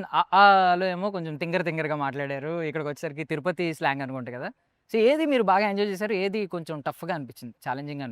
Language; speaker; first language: Telugu; native; Telugu